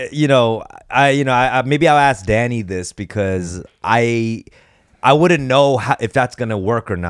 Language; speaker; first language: English; early bilingual, other home language; Korean